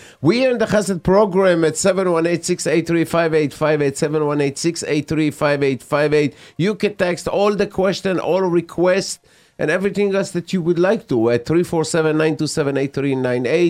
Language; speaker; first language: English; non-native, fluent; Hebrew